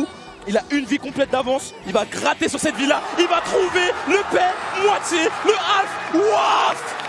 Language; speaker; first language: French; native; French